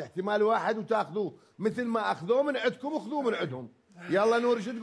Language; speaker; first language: Arabic; native; Arabic